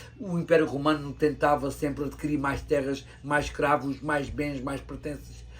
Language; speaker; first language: Portuguese; native; Portuguese